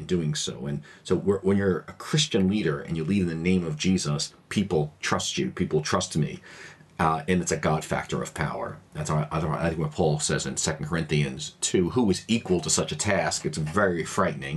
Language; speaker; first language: English; native; English